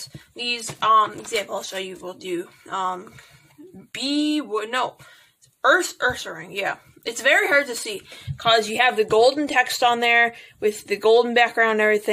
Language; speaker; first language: English; native; English